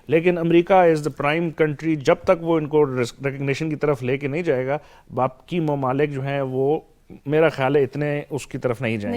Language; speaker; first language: Urdu; native; Urdu